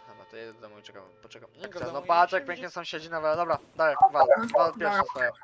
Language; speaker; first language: Polish; native; Polish